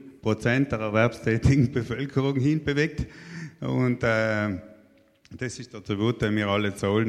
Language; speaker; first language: German; native; German